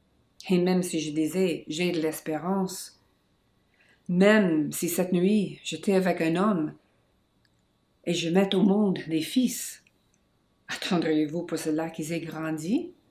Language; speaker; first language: French; non-native, local second language; English